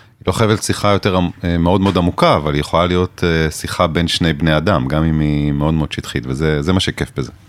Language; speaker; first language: Hebrew; native; Hebrew